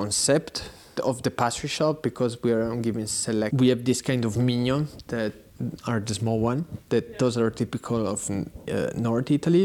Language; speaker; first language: English; non-native, learner; Italian